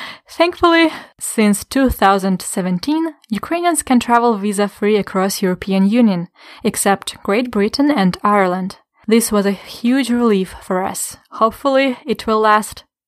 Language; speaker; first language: English; non-native, fluent; Ukrainian